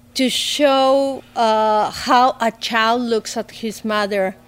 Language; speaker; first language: English; non-native, fluent; Spanish